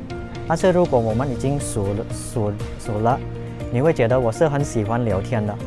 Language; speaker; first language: Chinese; non-native, learner; Indonesian